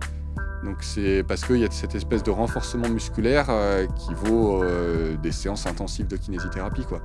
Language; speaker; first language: French; native; French